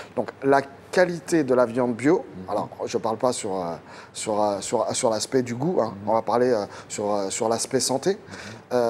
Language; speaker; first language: French; native; French